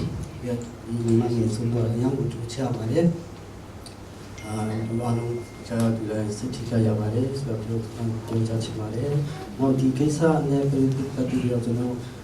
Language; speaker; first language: Burmese; non-native, local second language; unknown